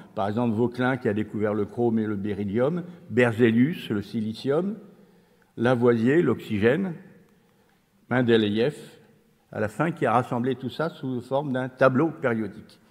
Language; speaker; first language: French; native; French